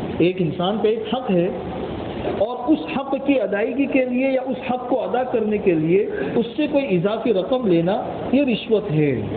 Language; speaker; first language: Urdu; non-native, local second language; Gujarati